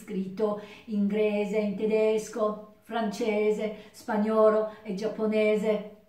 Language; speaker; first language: Italian; non-native, learner; Japanese